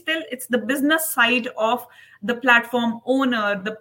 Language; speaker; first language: English; non-native, local second language; Hindi